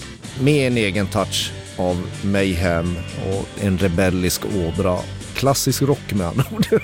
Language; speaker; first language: Swedish; native; Swedish